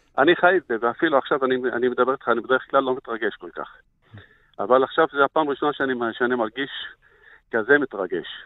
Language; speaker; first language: Hebrew; non-native, fluent; Arabic